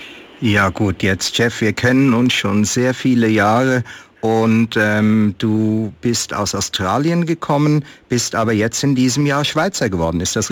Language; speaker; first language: German; native; German